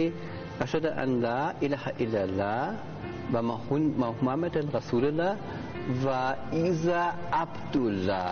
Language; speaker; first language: Persian; non-native, learner; German